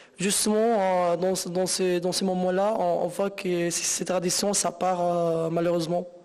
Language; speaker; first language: French; non-native, local second language; Arabic